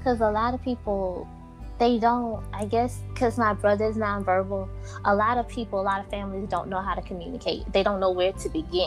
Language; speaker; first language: English; native; English